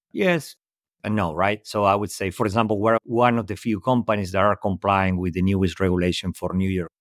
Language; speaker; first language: English; non-native, fluent; Spanish